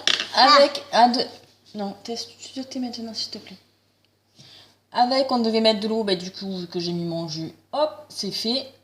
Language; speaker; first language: French; native; French